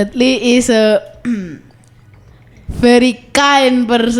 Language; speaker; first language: English; non-native, learner; Indonesian